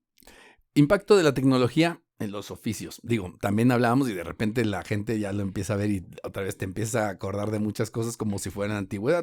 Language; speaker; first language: Spanish; native; Spanish